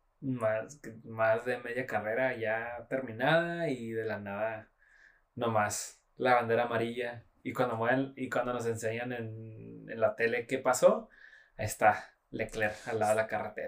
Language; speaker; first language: Spanish; native; Spanish